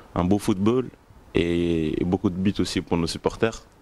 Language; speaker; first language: French; native; French